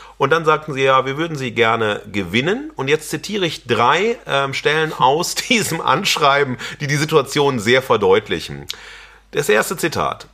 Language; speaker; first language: German; native; German